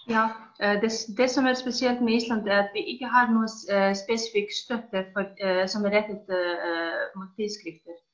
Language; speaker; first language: Danish; non-native, fluent; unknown